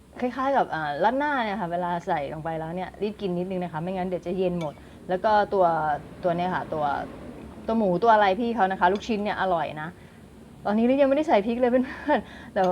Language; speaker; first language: Thai; native; Thai